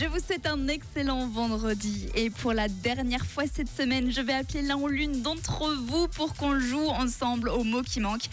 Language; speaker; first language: French; native; French